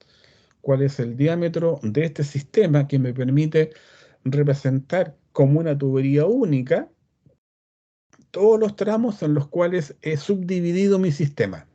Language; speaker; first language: Spanish; native; Spanish